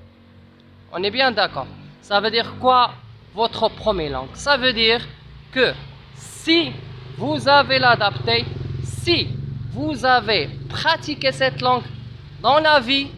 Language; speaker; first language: French; non-native, local second language; Arabic